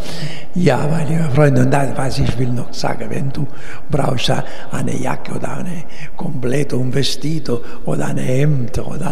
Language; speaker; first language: German; non-native, learner; Italian